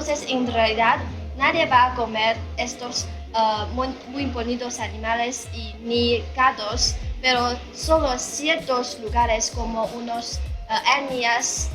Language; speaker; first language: Spanish; non-native, learner; Chinese